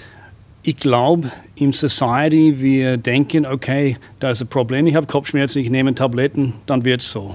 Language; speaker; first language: German; non-native, fluent; English